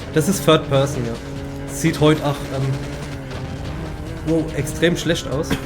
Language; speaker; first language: German; native; German